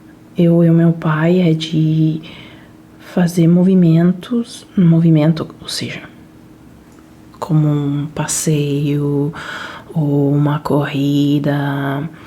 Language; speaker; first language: Portuguese; non-native, fluent; Italian